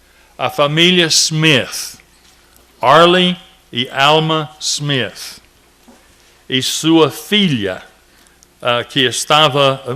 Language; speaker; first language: Portuguese; non-native, fluent; English